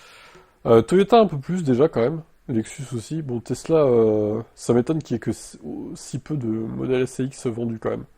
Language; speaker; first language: French; native; French